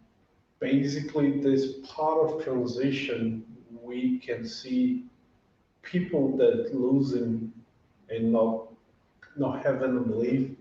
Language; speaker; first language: English; non-native, fluent; Portuguese